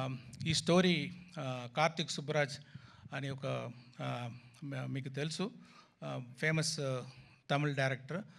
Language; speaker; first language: Telugu; non-native, fluent; Tamil